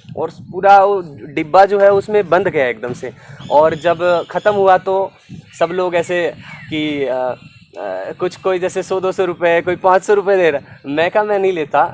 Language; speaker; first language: Hindi; native; Hindi